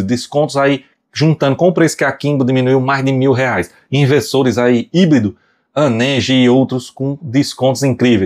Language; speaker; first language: Portuguese; native; Portuguese